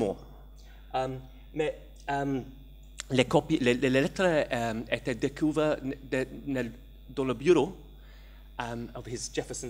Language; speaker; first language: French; non-native, learner; English